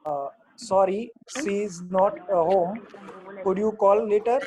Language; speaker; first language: English; non-native, learner; Gujarati